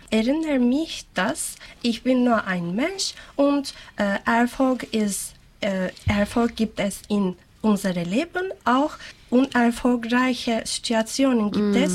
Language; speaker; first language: German; non-native, learner; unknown